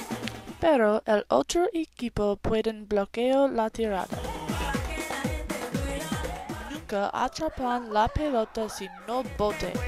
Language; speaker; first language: Spanish; non-native, learner; English